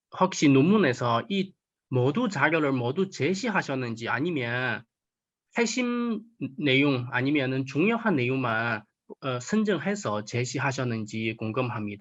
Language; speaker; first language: Korean; non-native, fluent; Chinese